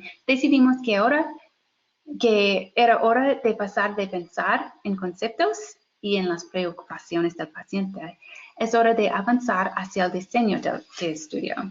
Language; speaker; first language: Spanish; non-native, fluent; English